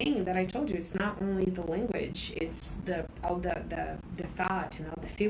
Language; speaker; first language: English; non-native, fluent; Portuguese